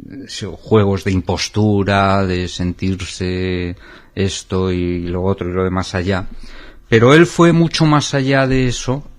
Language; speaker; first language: Spanish; native; Spanish